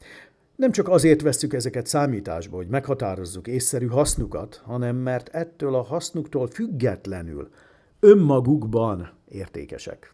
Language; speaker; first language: Hungarian; native; Hungarian